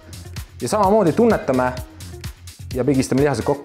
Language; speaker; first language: Estonian; native; Estonian